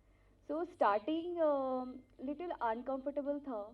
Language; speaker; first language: Hindi; non-native, local second language; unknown